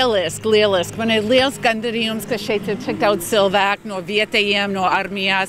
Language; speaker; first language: Latvian; early bilingual, heritage; Latvian